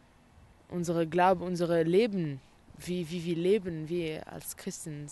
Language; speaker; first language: German; non-native, learner; Arabic